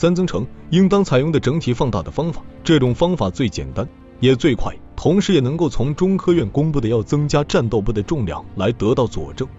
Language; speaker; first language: Chinese; native; Chinese